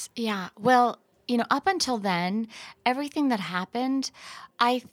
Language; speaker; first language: English; early bilingual, other home language; Persian